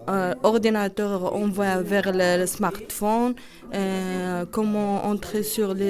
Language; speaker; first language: French; non-native, learner; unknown